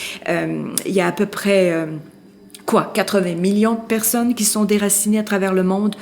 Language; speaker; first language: French; native; French